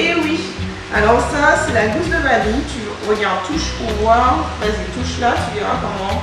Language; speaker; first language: French; native; French